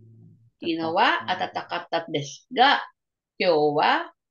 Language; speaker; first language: Japanese; non-native, fluent; Filipino